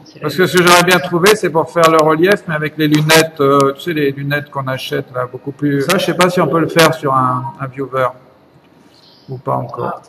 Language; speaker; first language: French; native; French